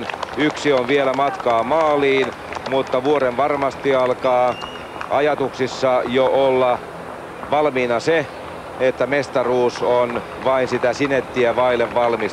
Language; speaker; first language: Finnish; native; Finnish